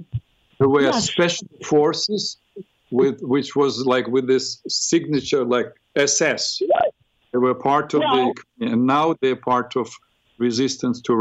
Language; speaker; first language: English; non-native, fluent; Russian